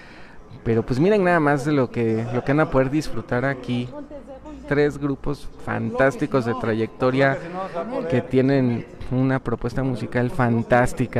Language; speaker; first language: Spanish; native; Spanish